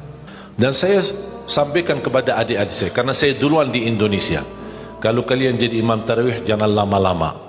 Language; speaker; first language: Indonesian; non-native, fluent; Arabic